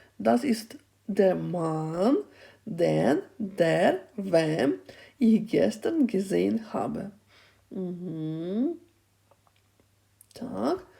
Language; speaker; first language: German; non-native, fluent; Ukrainian